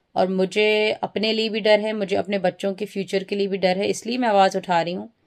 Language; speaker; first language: Urdu; early bilingual, heritage; Urdu